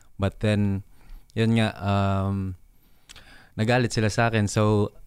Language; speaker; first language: English; non-native, local second language; Hiligaynon